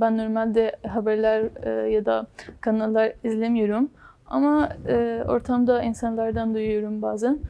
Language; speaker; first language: Turkish; non-native, learner; Arabic